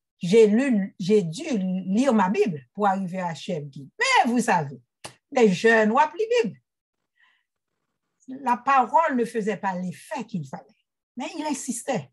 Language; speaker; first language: French; non-native, local second language; Haitian Creole